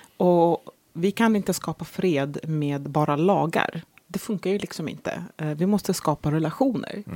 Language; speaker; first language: Swedish; early bilingual, other home language; Arabic